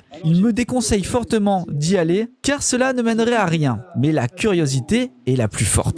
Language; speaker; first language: French; native; French